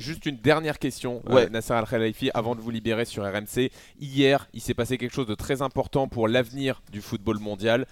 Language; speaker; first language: French; native; French